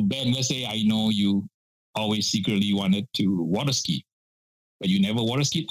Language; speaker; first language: English; non-native, local second language; Min Nan Chinese